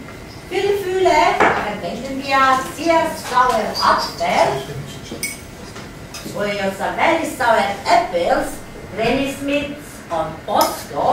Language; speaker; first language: German; non-native, fluent; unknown